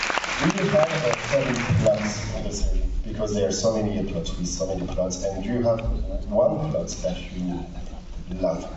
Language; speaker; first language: English; non-native, learner; French